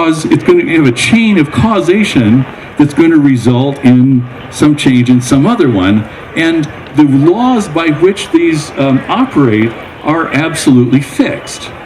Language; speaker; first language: English; native; English